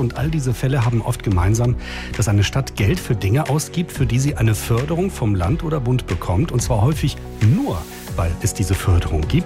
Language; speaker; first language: German; native; German